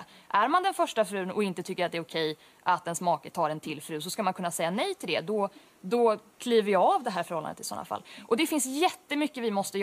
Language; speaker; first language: Swedish; native; Swedish